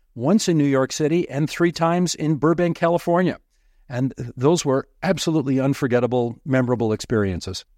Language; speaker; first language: English; native; English